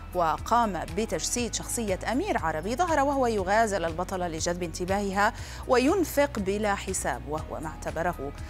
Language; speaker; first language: Arabic; native; Arabic